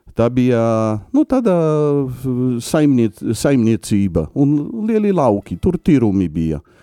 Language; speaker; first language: Latvian; non-native, fluent; Polish